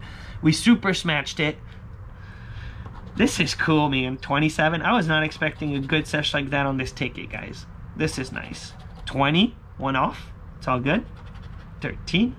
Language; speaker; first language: English; native; English